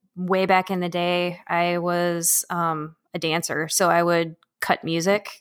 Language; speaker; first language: English; native; English